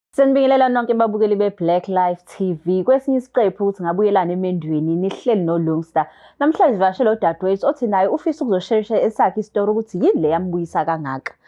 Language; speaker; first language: Zulu; native; Zulu